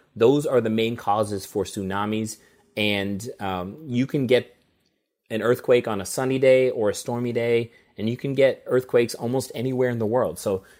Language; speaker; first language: English; native; English